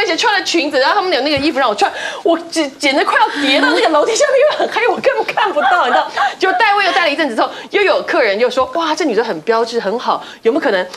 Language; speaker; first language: Chinese; native; Chinese